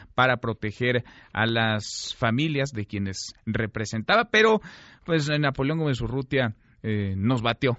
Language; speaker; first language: Spanish; native; Spanish